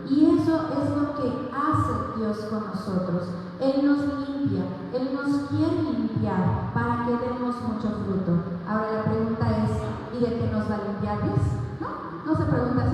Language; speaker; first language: Spanish; native; Spanish